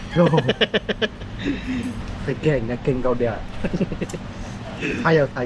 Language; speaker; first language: English; non-native, learner; Vietnamese